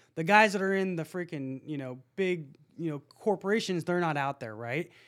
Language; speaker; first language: English; native; English